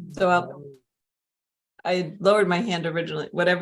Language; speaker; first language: English; native; English